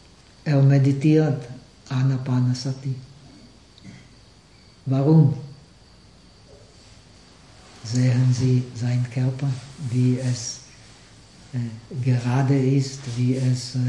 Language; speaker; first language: German; non-native, fluent; Czech